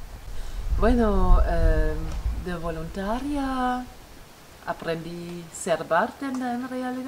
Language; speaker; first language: Spanish; non-native, fluent; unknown